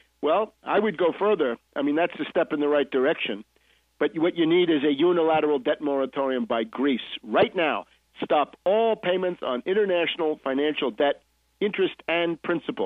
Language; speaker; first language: English; native; English